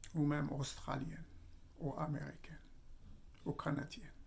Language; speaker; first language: French; non-native, local second language; Arabic